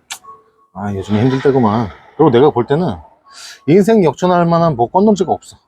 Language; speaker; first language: Korean; native; Korean